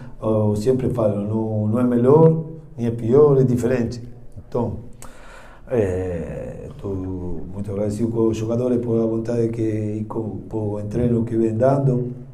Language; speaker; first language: Portuguese; non-native, learner; Spanish